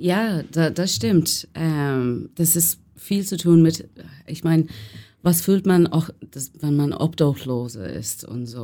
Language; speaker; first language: German; non-native, fluent; English